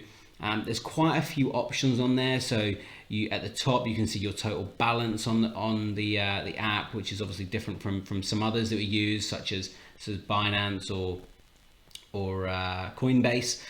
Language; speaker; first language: English; native; English